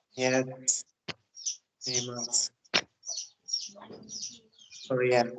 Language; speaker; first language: English; non-native, learner; Turkish